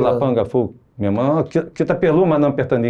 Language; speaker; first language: Indonesian; non-native, fluent; Portuguese